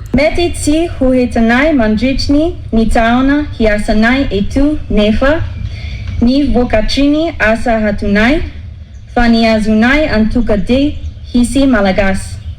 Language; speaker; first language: Malagasy; non-native, learner; English